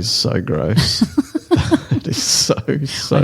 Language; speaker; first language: English; native; English